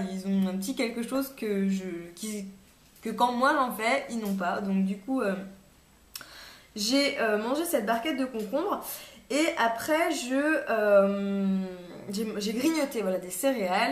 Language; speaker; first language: French; native; French